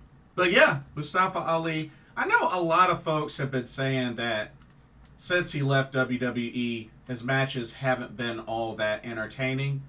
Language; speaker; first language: English; native; English